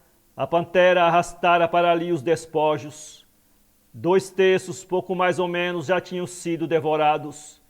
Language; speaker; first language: Portuguese; native; Portuguese